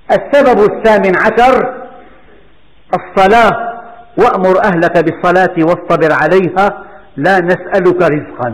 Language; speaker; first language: Arabic; native; Arabic